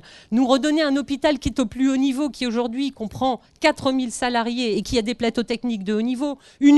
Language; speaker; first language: French; native; French